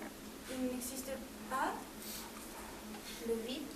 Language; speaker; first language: French; non-native, learner; Spanish